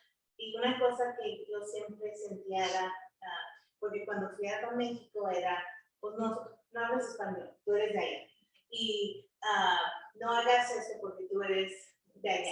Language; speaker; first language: Spanish; early bilingual, heritage; Spanish